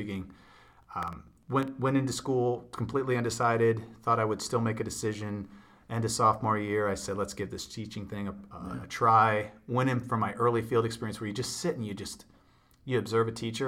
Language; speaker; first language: English; native; English